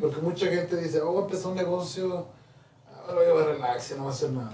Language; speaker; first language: Spanish; early bilingual, heritage; Spanish